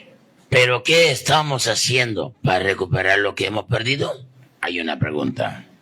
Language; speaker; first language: Spanish; native; Spanish